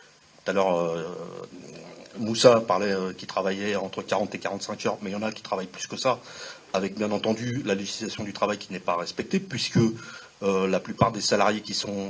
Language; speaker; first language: French; native; French